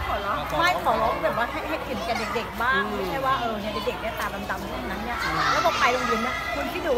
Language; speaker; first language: Thai; native; Thai